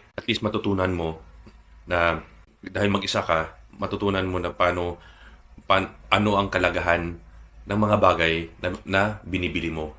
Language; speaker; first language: Filipino; native; Filipino